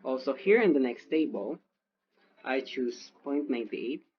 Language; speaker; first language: English; non-native, local second language; Filipino